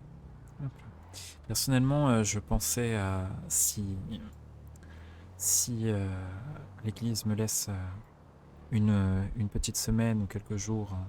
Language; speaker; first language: French; native; French